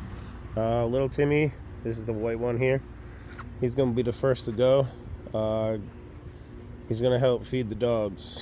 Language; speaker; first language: English; native; English